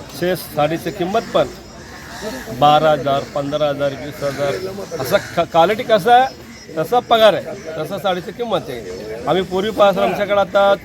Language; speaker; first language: Marathi; non-native, fluent; Telugu